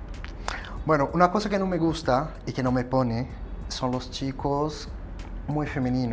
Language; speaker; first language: Spanish; non-native, fluent; Portuguese